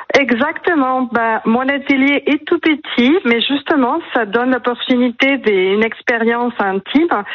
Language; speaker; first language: French; non-native, fluent; Spanish